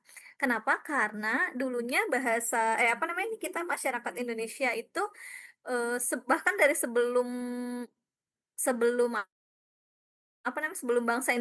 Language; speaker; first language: Indonesian; native; Indonesian